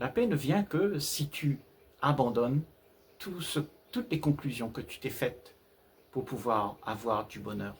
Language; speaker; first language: French; native; French